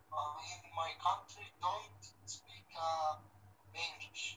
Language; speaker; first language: English; non-native, learner; Romany